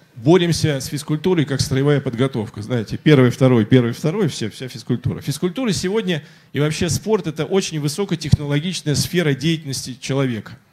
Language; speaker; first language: Russian; native; Russian